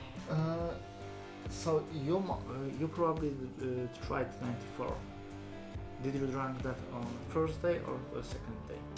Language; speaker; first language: English; non-native, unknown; Polish